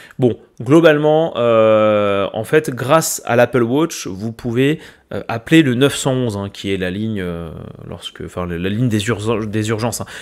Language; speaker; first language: French; native; French